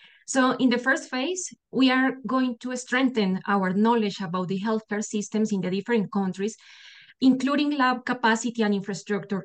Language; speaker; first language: English; non-native, fluent; Spanish